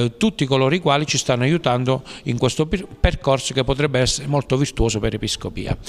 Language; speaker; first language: Italian; native; Italian